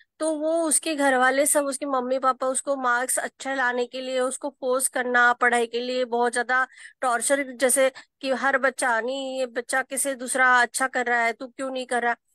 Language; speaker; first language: Hindi; non-native, local second language; Marathi